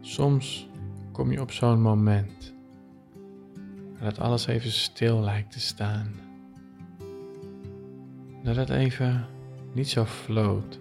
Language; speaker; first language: Dutch; native; Dutch